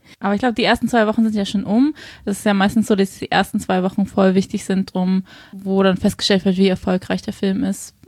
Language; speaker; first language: German; early bilingual, other home language; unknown